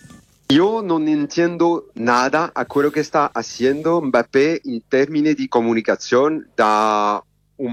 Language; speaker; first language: Spanish; non-native, learner; French